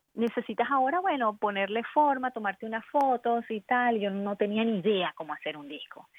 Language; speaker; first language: Spanish; native; Spanish